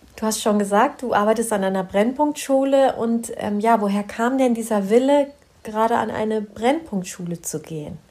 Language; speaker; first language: German; early bilingual, other home language; Turkish